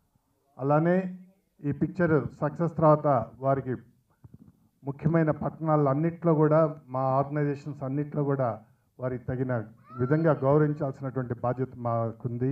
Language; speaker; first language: Telugu; native; Telugu